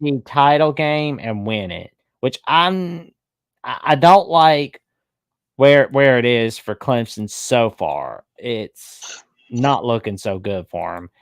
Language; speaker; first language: English; native; English